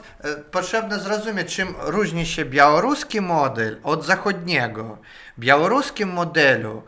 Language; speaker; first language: Polish; non-native, fluent; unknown